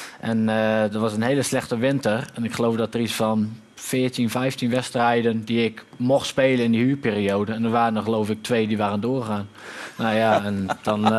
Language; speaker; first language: Dutch; native; Dutch